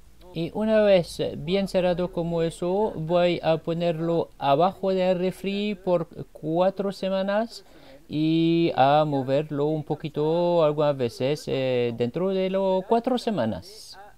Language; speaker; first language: Spanish; non-native, fluent; French